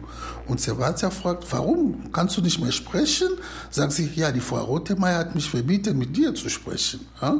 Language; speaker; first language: German; non-native, learner; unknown